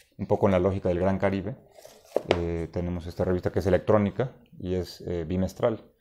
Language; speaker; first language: Spanish; native; Spanish